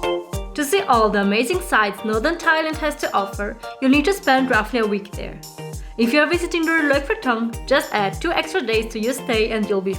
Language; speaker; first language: English; non-native, fluent; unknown